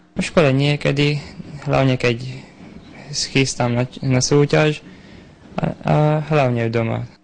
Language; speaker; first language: Slovak; non-native, local second language; Hungarian